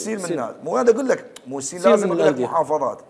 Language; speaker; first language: Arabic; native; Arabic